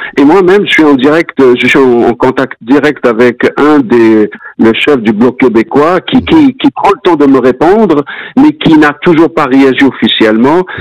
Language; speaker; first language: French; non-native, local second language; Arabic